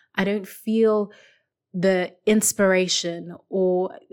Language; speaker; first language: English; non-native, local second language; Shona